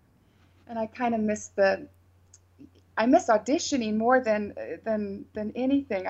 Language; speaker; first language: English; native; English